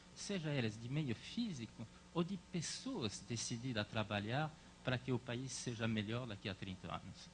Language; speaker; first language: Portuguese; non-native, fluent; French